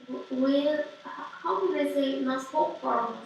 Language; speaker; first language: English; non-native, learner; Portuguese